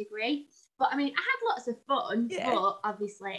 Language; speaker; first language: English; native; English